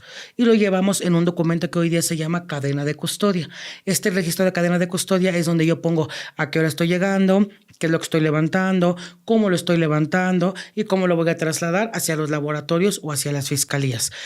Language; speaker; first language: Spanish; native; Spanish